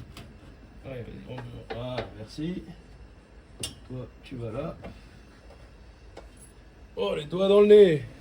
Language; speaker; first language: French; native; French